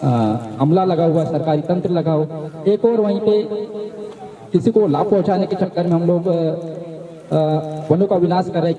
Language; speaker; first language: Hindi; native; Hindi